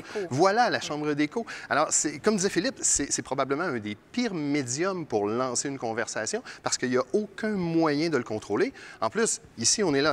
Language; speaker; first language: French; native; French